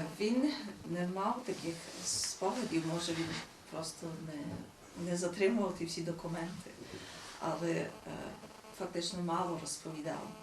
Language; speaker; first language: Ukrainian; early bilingual, heritage; Ukrainian